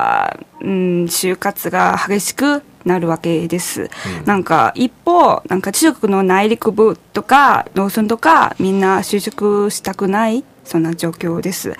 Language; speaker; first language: Japanese; non-native, fluent; Chinese